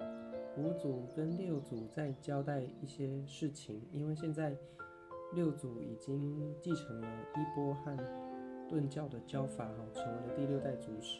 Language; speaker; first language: Chinese; native; Chinese